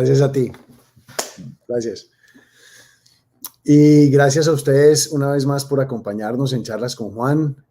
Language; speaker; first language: Spanish; native; Spanish